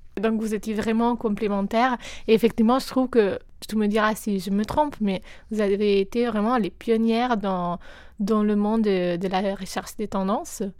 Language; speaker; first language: French; non-native, fluent; Italian